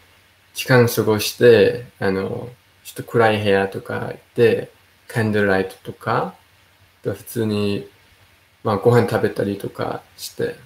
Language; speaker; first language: Japanese; non-native, fluent; Danish